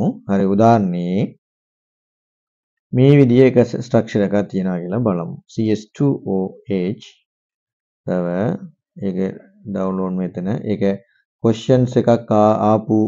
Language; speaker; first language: Sinhala; non-native, local second language; Tamil